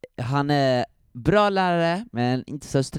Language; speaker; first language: Swedish; early bilingual, other home language; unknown